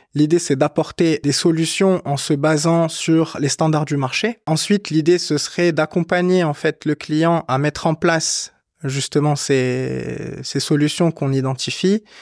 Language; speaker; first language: French; non-native, local second language; Arabic